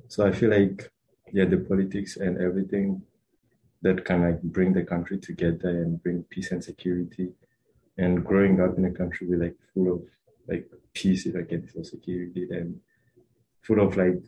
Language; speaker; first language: English; non-native, local second language; Kinyarwanda